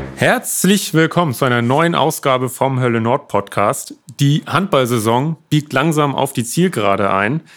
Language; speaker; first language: German; native; German